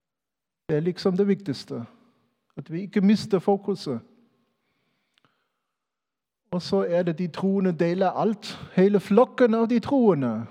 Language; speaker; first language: Norwegian; non-native, fluent; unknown